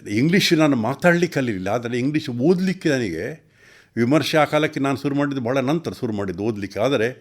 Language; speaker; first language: Kannada; non-native, local second language; Tulu